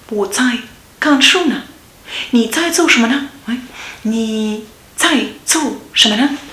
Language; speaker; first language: Chinese; non-native, learner; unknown